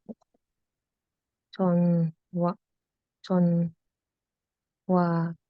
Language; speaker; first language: Korean; non-native, learner; Indonesian